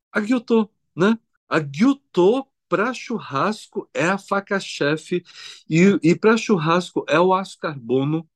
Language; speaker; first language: Portuguese; early bilingual, other home language; Korean